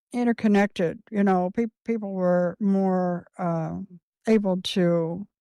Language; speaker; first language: English; native; English